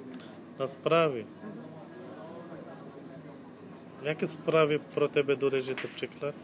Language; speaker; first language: Czech; non-native, learner; Turkish